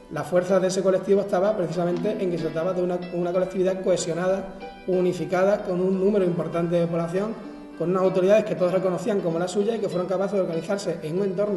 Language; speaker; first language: Spanish; native; Spanish